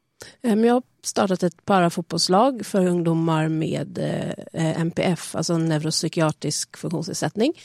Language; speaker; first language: Swedish; native; Swedish